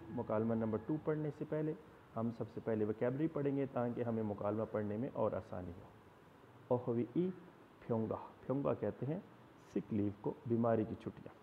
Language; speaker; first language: Urdu; non-native, local second language; Punjabi